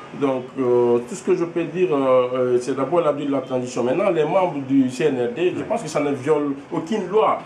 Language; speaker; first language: French; non-native, local second language; Fula